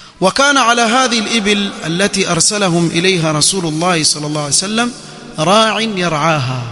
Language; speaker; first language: Arabic; non-native, fluent; Swahili